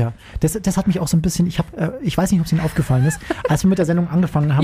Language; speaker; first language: German; native; German